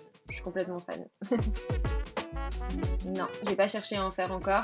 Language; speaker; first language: French; native; French